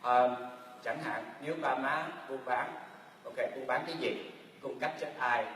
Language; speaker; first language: Vietnamese; early bilingual, heritage; Vietnamese